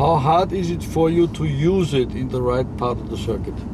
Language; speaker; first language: English; non-native, fluent; German